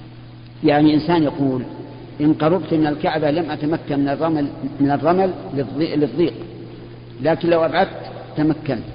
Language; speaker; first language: Arabic; native; Arabic